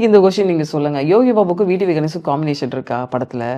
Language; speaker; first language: Tamil; native; Tamil